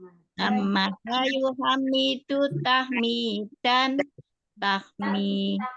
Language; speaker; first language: Arabic; non-native, learner; Indonesian